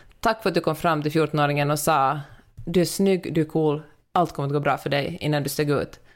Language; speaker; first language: Swedish; native; Swedish